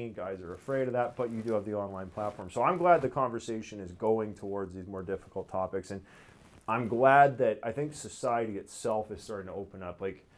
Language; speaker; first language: English; native; English